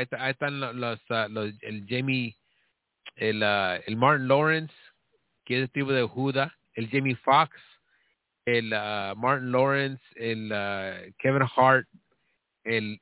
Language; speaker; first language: Spanish; early bilingual, heritage; Spanish